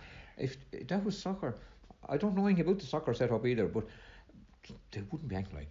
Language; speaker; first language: English; native; English